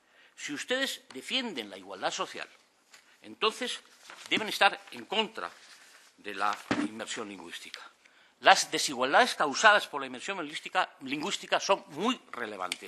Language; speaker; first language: Spanish; native; Spanish